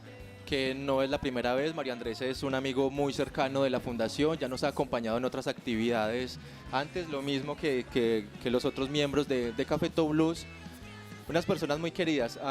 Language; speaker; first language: Spanish; native; Spanish